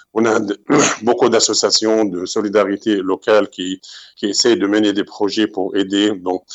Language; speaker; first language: French; non-native, fluent; Arabic